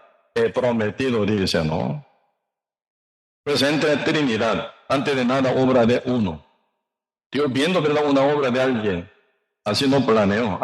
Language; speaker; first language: Spanish; non-native, learner; Korean